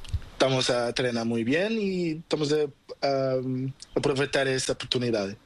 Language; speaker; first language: Spanish; non-native, learner; Portuguese